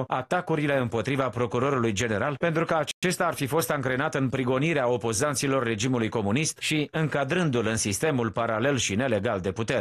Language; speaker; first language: Romanian; native; Romanian